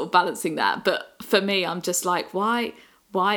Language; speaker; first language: English; native; English